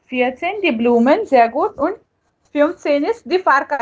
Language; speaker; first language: German; non-native, fluent; Hindi